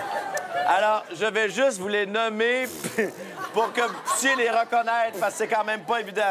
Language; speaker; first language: French; native; French